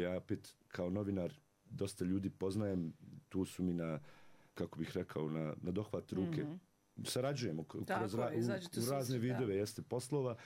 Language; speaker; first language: Serbian; native; Serbian